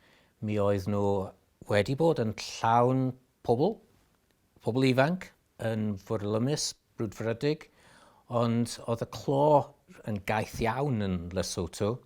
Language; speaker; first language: Welsh; native; Welsh